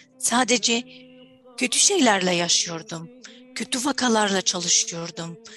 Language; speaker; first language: Turkish; non-native, fluent; Arabic